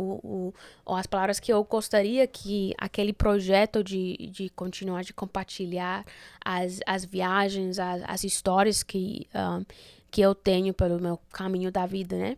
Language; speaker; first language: Portuguese; early bilingual, heritage; Portuguese